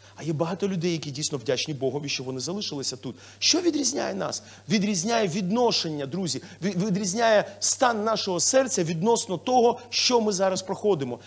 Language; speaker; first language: Ukrainian; non-native, local second language; Russian